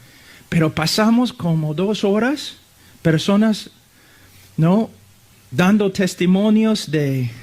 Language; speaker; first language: Spanish; non-native, fluent; English